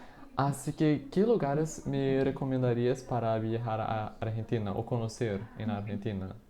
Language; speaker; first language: Spanish; non-native, fluent; Portuguese